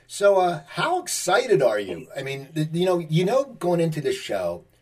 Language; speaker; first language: English; native; English